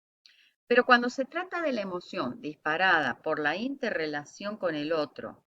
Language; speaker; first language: Spanish; native; Spanish